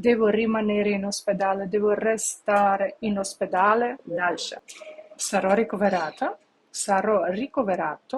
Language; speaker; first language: Italian; non-native, fluent; Ukrainian